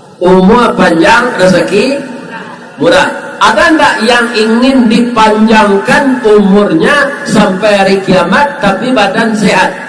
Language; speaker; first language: Malay; non-native, local second language; Minangkabau